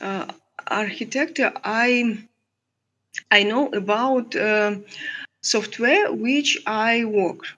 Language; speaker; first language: English; non-native, learner; Russian